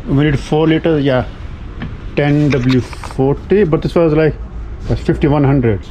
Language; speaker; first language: English; non-native, local second language; Hindi